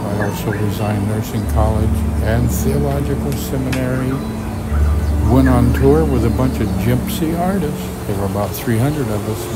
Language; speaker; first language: English; native; English